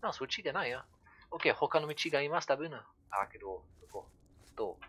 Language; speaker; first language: Japanese; non-native, learner; French